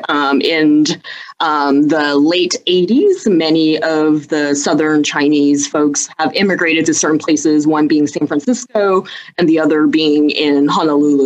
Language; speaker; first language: English; early bilingual, other home language; Cantonese